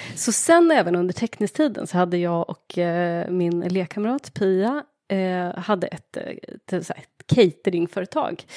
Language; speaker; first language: Swedish; native; Swedish